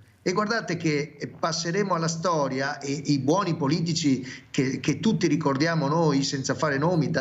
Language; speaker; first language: Italian; native; Italian